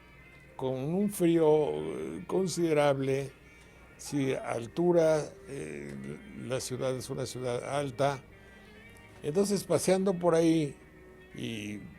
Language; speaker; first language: Spanish; native; Spanish